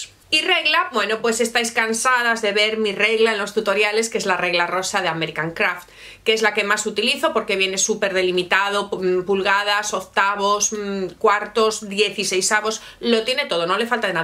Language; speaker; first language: Spanish; native; Spanish